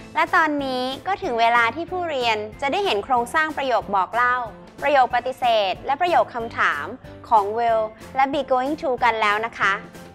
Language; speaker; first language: Thai; native; Thai